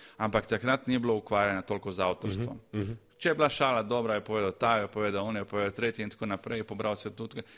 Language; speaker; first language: Slovenian; early bilingual, other home language; Croatian